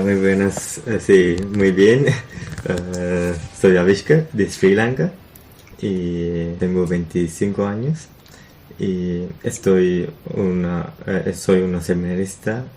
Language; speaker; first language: Spanish; non-native, learner; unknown